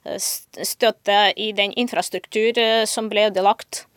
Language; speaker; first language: Norwegian; non-native, fluent; Ukrainian